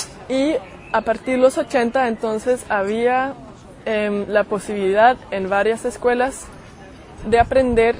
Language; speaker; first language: Spanish; non-native, fluent; German